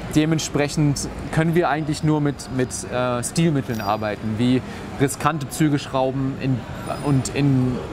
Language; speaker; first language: German; native; German